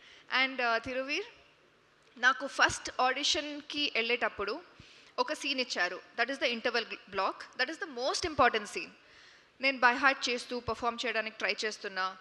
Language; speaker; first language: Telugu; non-native, local second language; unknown